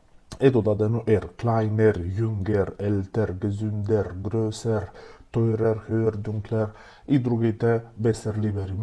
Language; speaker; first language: German; non-native, fluent; Macedonian